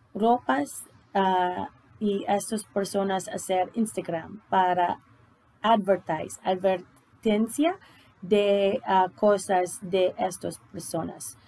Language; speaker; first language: Spanish; non-native, learner; English